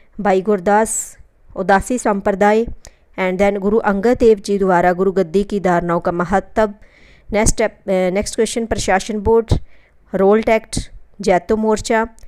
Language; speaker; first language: Hindi; non-native, local second language; Punjabi